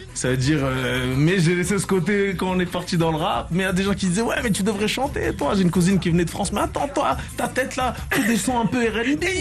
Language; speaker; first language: French; native; French